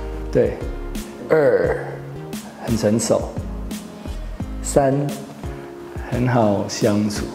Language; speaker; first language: Chinese; non-native, fluent; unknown